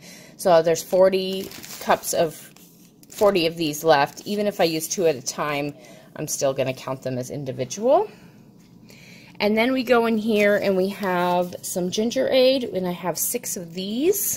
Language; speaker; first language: English; native; English